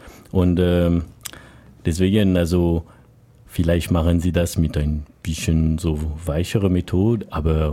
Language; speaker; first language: German; non-native, learner; French